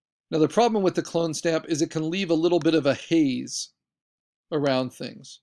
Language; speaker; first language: English; native; English